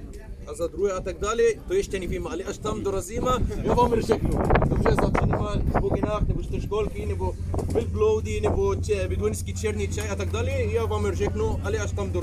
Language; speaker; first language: Czech; non-native, learner; Arabic